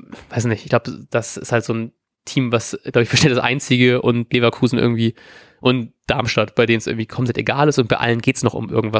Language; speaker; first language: German; native; German